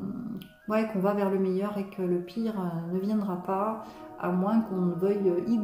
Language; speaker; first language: French; native; French